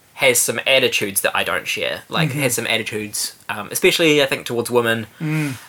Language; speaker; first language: English; native; English